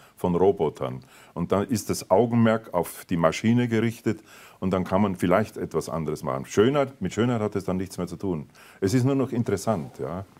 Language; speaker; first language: German; native; German